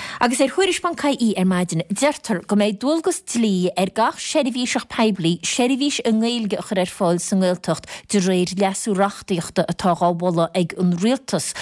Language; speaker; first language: Irish; native; Irish